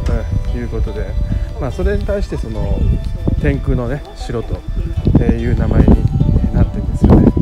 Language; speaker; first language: Japanese; native; Japanese